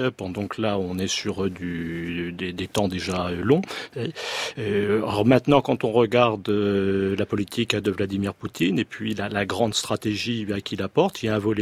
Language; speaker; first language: French; native; French